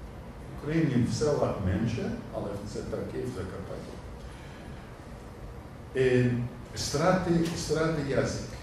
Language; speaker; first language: Polish; non-native, learner; English